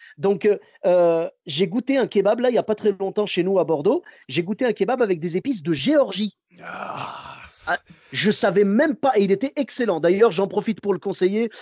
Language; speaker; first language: French; early bilingual, other home language; Arabic